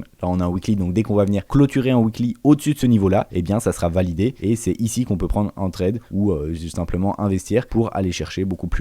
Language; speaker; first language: French; native; French